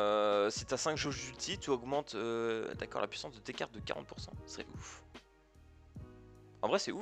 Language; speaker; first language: French; native; French